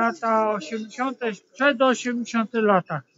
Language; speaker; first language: Polish; non-native, learner; Ukrainian